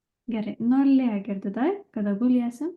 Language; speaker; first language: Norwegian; non-native, learner; Lithuanian